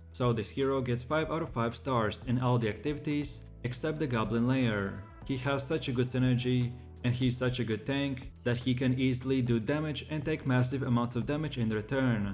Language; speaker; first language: English; non-native, fluent; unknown